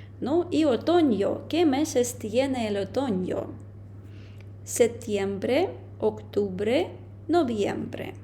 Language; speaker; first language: Spanish; non-native, fluent; Ukrainian